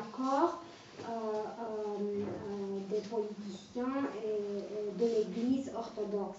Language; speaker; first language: French; non-native, fluent; Romanian